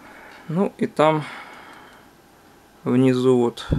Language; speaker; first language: Russian; non-native, local second language; Ukrainian